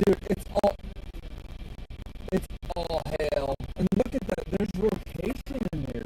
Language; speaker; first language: English; native; English